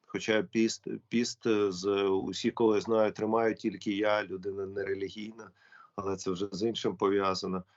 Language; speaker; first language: Ukrainian; non-native, local second language; Russian